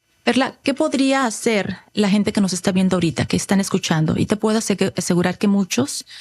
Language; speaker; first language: Spanish; native; Spanish